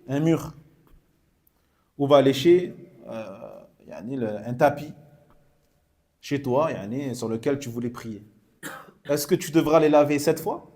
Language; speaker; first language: French; native; French